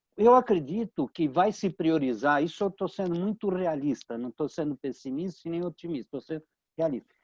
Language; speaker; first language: Portuguese; early bilingual, other home language; Italian